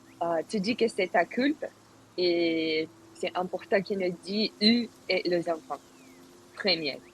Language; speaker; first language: French; non-native, learner; Spanish